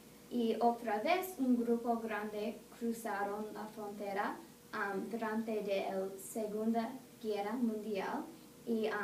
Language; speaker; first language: Spanish; non-native, learner; English